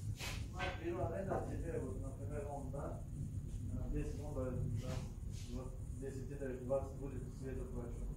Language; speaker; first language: Russian; non-native, fluent; Tajik